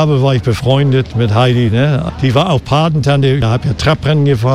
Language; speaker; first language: German; native; German